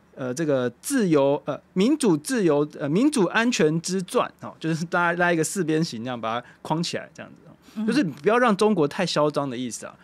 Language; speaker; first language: Chinese; native; Chinese